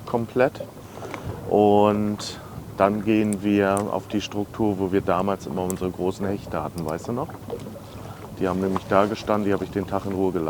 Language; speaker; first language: German; native; German